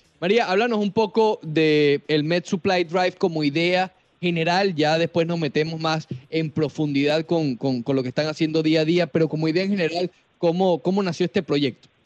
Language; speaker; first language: Spanish; native; Spanish